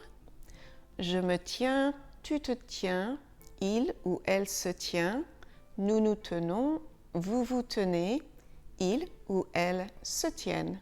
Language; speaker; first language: French; native; French